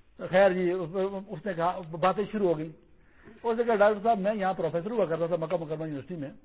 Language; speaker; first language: Urdu; non-native, local second language; Pashto